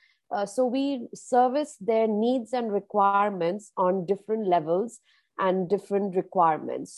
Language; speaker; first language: English; non-native, local second language; Hindi